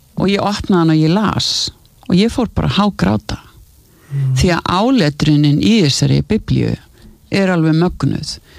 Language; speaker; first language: Icelandic; native; Icelandic